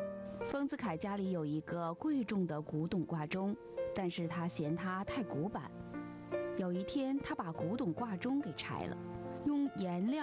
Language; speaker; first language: Chinese; native; Chinese